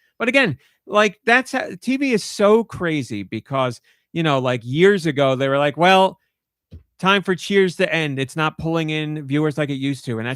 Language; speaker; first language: English; native; English